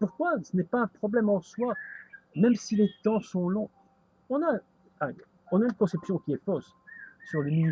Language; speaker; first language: French; native; French